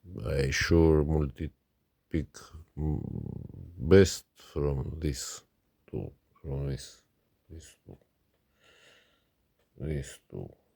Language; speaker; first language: English; non-native, learner; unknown